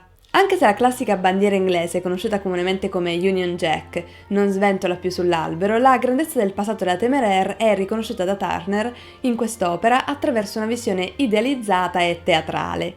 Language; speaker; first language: Italian; native; Italian